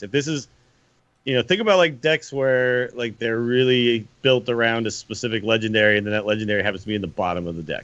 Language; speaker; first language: English; native; English